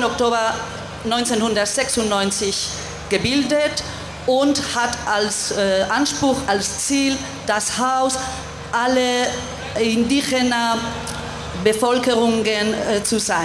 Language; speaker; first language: German; non-native, fluent; Spanish